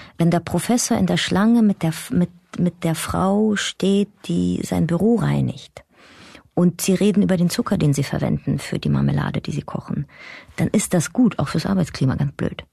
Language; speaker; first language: German; early bilingual, other home language; Russian